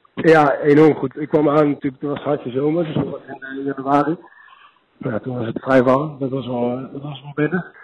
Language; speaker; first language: Dutch; native; Dutch